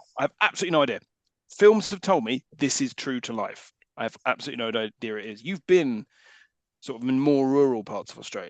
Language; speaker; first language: English; native; English